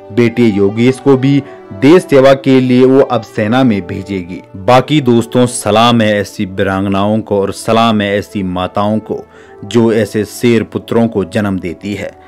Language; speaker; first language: Hindi; native; Hindi